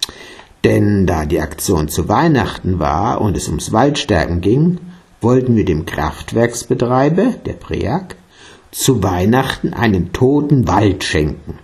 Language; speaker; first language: German; native; German